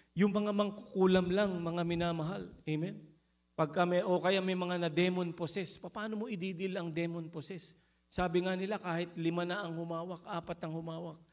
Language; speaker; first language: Filipino; native; Filipino